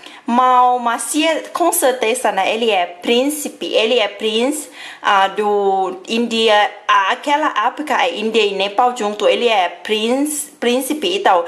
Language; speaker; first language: Portuguese; non-native, fluent; Thai